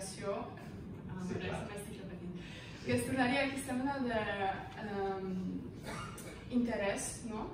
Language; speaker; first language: Catalan; non-native, fluent; Polish